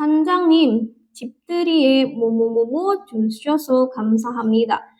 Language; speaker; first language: Korean; non-native, fluent; Indonesian